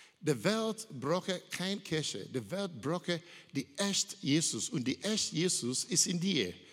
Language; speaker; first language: German; non-native, learner; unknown